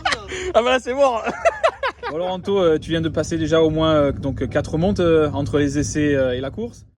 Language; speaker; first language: French; native; French